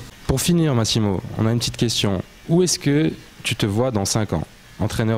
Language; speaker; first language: French; native; French